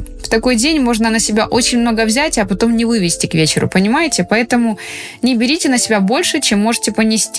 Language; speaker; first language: Russian; native; Russian